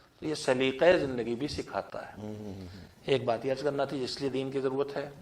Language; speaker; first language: Urdu; native; Urdu